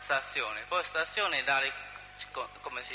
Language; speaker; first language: Italian; non-native, learner; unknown